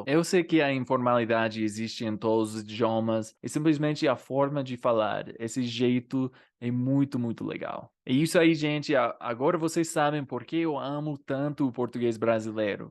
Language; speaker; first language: Portuguese; non-native, fluent; English